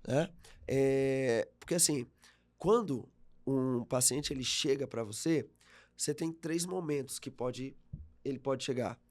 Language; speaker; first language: Portuguese; native; Portuguese